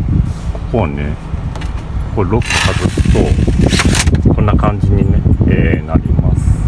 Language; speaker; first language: Japanese; native; Japanese